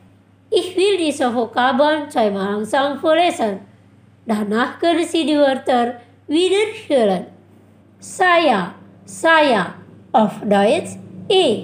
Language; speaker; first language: German; non-native, fluent; Indonesian